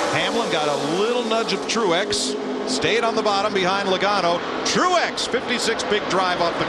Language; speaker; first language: English; native; English